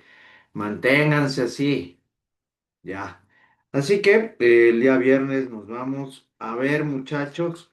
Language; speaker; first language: Spanish; native; Spanish